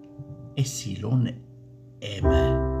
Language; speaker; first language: French; non-native, fluent; German